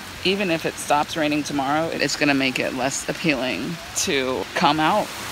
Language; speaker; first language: English; native; English